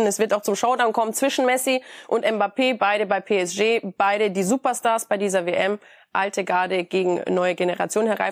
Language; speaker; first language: German; native; German